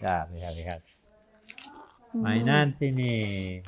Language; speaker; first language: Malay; non-native, learner; Catalan